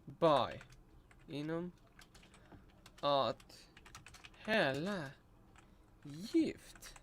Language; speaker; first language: Swedish; non-native, learner; Russian